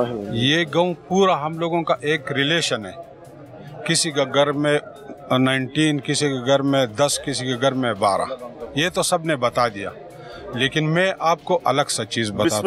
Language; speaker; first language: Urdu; non-native, local second language; Pashto